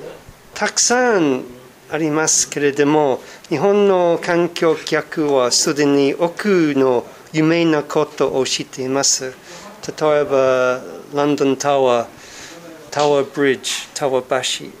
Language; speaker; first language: Japanese; non-native, learner; English